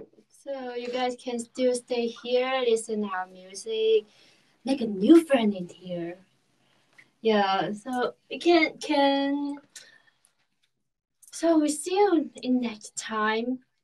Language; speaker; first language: English; non-native, learner; Korean